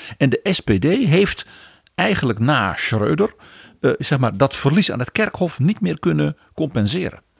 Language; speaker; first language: Dutch; native; Dutch